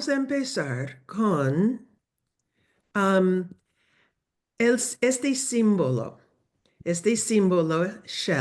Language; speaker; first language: Spanish; non-native, fluent; English